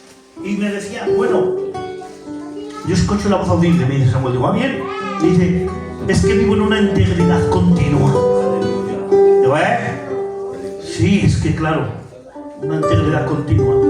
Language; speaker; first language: Spanish; native; Spanish